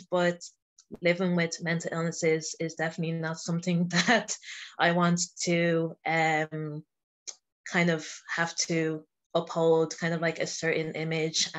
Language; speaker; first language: English; native; English